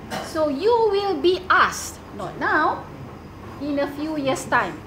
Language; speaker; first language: English; non-native, local second language; Malay